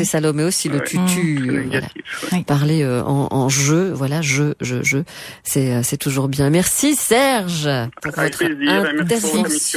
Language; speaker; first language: French; native; French